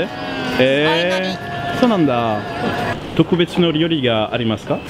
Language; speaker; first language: Japanese; non-native, fluent; French